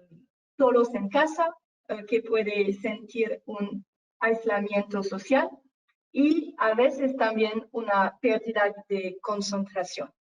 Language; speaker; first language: Spanish; non-native, fluent; French